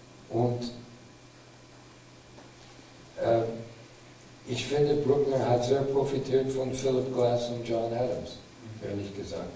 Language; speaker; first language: German; non-native, fluent; English